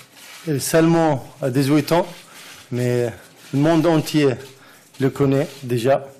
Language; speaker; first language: French; non-native, learner; Arabic